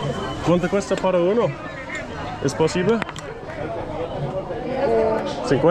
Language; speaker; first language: Spanish; non-native, learner; English